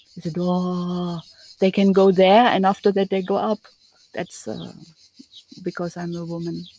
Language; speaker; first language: English; non-native, learner; German